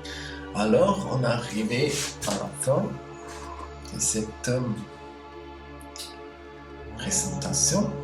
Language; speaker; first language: French; non-native, learner; German